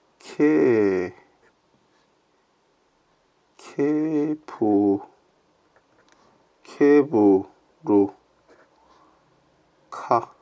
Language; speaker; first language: Japanese; non-native, learner; Korean